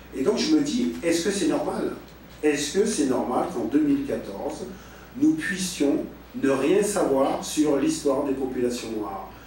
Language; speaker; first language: French; native; French